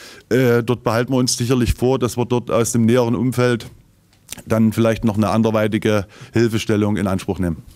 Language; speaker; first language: German; native; German